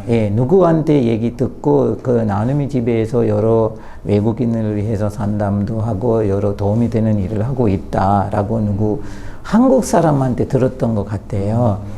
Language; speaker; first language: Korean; non-native, fluent; Sinhala